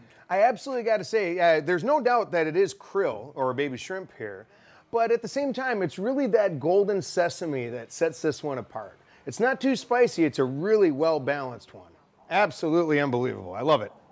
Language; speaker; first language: English; native; English